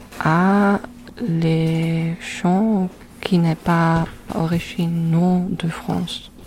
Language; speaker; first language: French; non-native, learner; German